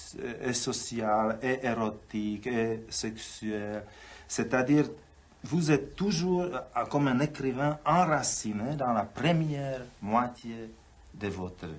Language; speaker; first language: French; non-native, fluent; Czech